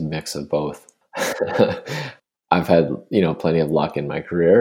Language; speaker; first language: English; native; English